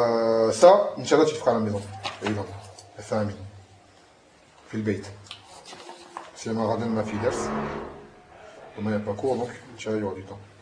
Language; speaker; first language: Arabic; non-native, learner; French